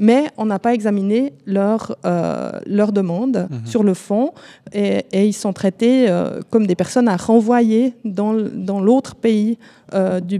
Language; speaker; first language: French; native; French